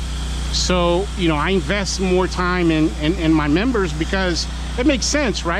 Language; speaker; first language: English; native; English